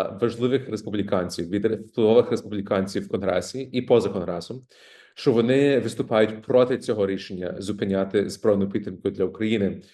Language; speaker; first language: Ukrainian; early bilingual, heritage; Ukrainian